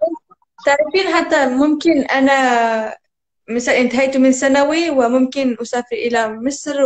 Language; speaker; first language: Arabic; non-native, learner; Turkish